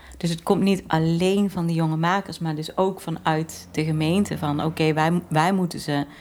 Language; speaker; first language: Dutch; native; Dutch